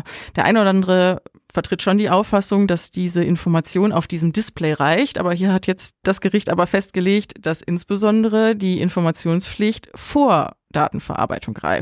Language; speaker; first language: German; native; German